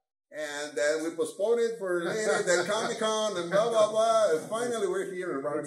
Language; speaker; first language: English; non-native, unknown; Spanish